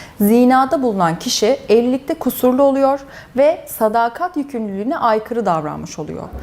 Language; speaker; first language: Turkish; early bilingual, heritage; Turkish